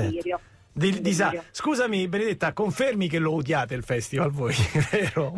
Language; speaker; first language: Italian; native; Italian